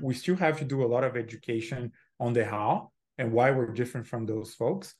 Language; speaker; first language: English; non-native, fluent; Portuguese